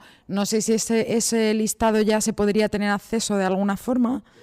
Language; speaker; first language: Spanish; native; Spanish